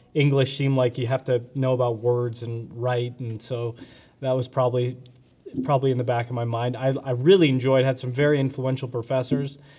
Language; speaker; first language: English; native; English